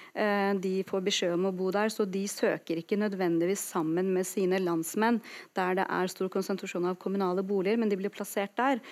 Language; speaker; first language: Norwegian; non-native, fluent; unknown